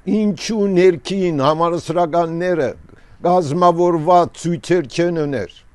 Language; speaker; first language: Armenian; early bilingual, heritage; Armenian